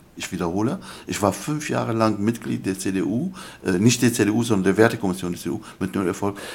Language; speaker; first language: German; non-native, fluent; Arabic